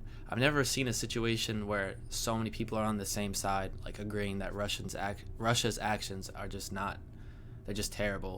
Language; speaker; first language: English; native; English